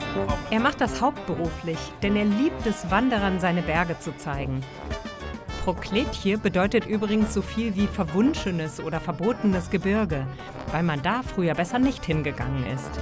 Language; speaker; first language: German; native; German